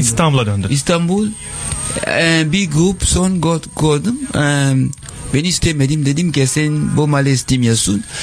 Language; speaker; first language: Turkish; non-native, learner; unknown